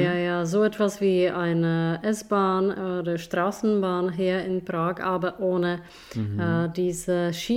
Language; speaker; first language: German; non-native, fluent; Czech